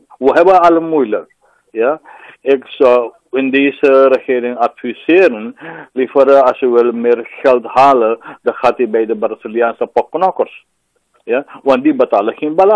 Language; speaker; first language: Dutch; non-native, local second language; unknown